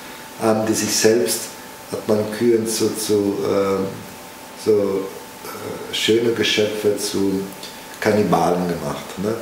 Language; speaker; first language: German; non-native, fluent; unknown